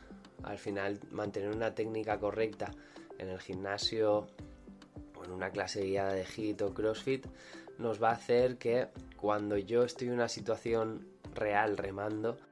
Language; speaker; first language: Spanish; native; Spanish